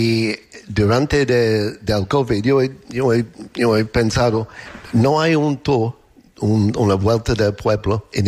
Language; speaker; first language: Spanish; non-native, learner; English